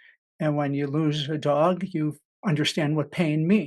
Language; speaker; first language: English; native; English